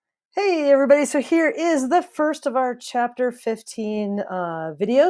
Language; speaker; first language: English; native; English